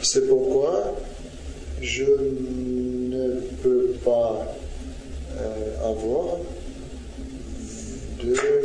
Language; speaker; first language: French; non-native, learner; Russian